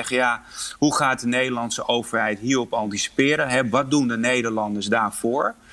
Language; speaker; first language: Dutch; early bilingual, other home language; Polish